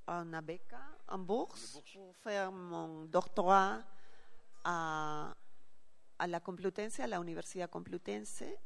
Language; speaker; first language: French; non-native, learner; Spanish